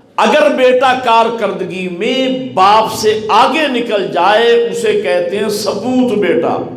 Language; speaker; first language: Urdu; non-native, local second language; Punjabi